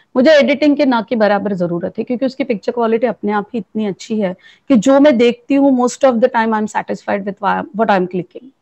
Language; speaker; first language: Hindi; native; Hindi